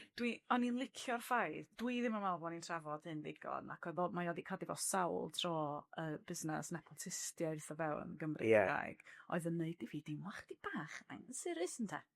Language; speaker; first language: Welsh; native; Welsh